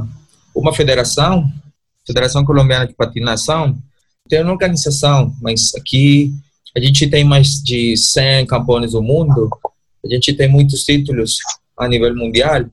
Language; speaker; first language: Portuguese; non-native, learner; Spanish